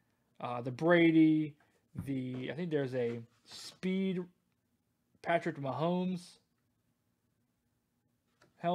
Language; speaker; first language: English; native; English